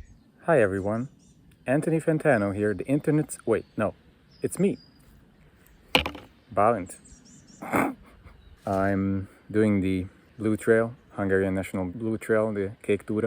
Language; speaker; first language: English; non-native, fluent; Hungarian